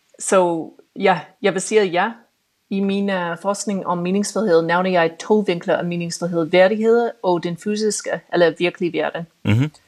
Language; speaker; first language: Danish; non-native, fluent; English